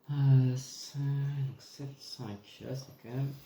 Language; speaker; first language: French; native; French